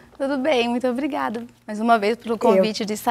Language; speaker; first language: Portuguese; native; Portuguese